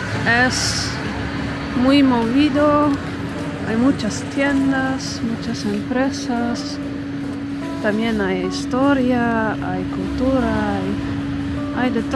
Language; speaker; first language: Spanish; non-native, fluent; Dutch